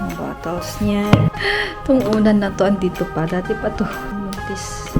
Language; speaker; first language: Filipino; native; Filipino